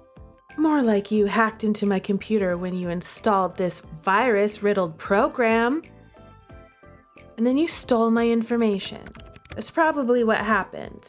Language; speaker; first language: English; native; English